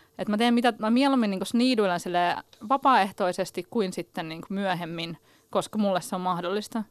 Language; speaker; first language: Finnish; native; Finnish